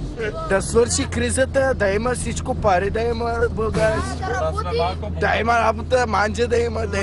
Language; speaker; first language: Bulgarian; non-native, local second language; Turkish